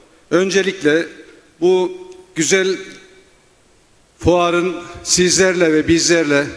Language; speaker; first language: Turkish; native; Turkish